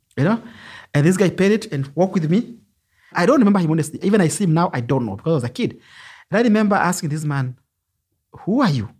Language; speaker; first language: English; non-native, local second language; Luo (Kenya and Tanzania)